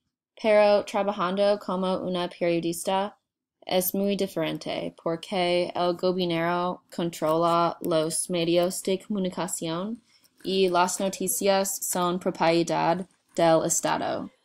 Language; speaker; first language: Spanish; non-native, learner; English